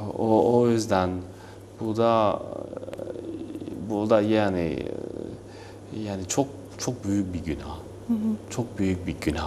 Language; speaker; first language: Turkish; non-native, learner; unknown